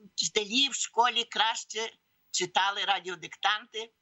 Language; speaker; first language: Ukrainian; native; Ukrainian